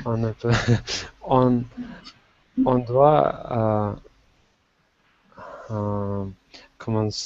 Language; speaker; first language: French; non-native, learner; Russian